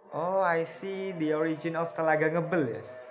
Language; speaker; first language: English; non-native, learner; Indonesian